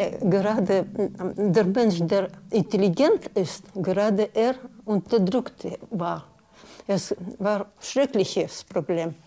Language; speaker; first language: German; non-native, learner; Russian